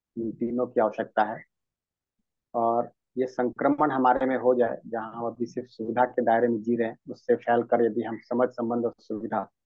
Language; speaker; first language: Hindi; native; Hindi